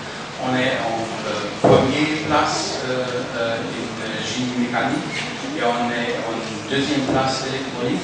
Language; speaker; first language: French; non-native, fluent; German